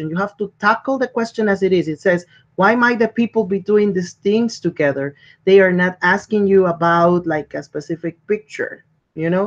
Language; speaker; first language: English; non-native, fluent; Spanish